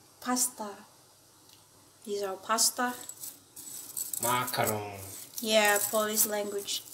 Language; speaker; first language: English; non-native, learner; Indonesian